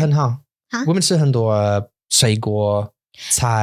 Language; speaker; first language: Chinese; non-native, learner; English